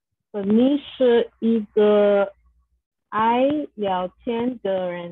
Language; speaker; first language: Chinese; non-native, learner; English